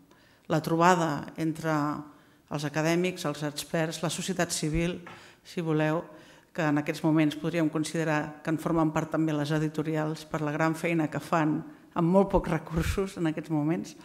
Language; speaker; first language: Catalan; native; Catalan